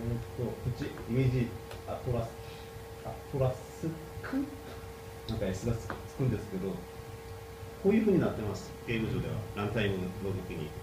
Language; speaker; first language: Japanese; non-native, fluent; Korean